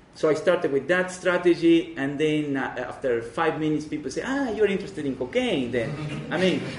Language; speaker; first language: English; non-native, fluent; Spanish